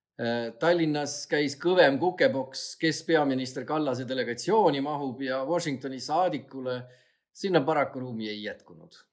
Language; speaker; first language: Estonian; native; Estonian